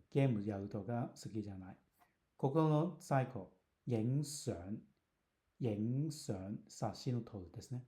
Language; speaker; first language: Japanese; non-native, fluent; Cantonese